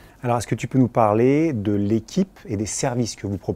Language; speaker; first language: French; native; French